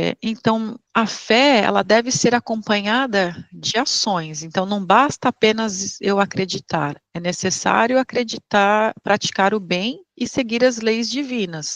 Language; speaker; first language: Portuguese; native; Portuguese